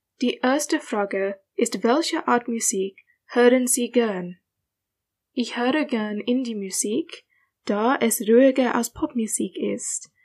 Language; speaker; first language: German; non-native, learner; English